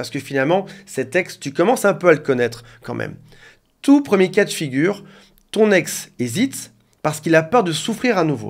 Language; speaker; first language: French; native; French